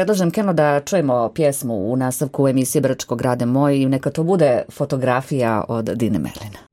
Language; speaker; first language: Serbian; native; Serbian